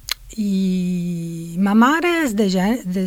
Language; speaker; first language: Catalan; non-native, fluent; Italian